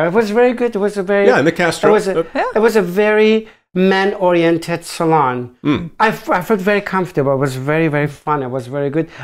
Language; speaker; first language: English; non-native, fluent; German